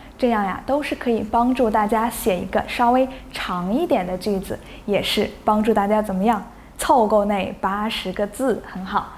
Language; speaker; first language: Chinese; native; Chinese